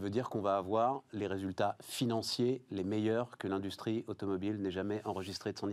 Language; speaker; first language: French; native; French